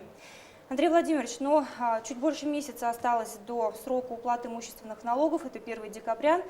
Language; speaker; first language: Russian; native; Russian